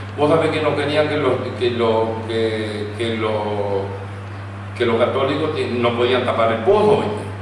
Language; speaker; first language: Spanish; native; Spanish